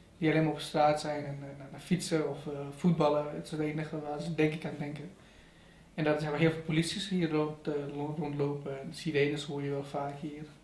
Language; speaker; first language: Dutch; early bilingual, other home language; Persian